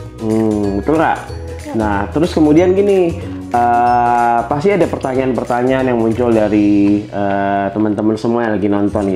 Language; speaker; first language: Indonesian; native; Indonesian